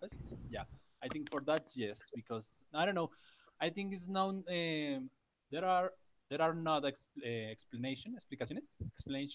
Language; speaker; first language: English; non-native, learner; Spanish